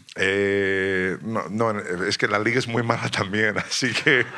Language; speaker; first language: Spanish; non-native, fluent; English